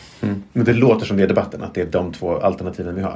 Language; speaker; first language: Swedish; native; Swedish